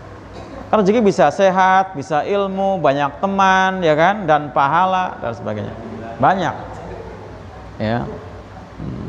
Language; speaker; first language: Indonesian; native; Indonesian